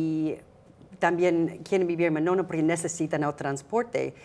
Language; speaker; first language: Spanish; non-native, fluent; English